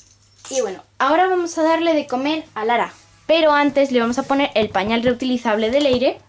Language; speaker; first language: Spanish; native; Spanish